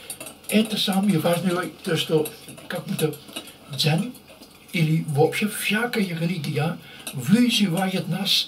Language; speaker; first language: Russian; non-native, fluent; Dutch